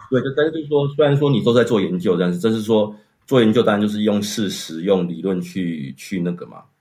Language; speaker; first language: Chinese; native; Chinese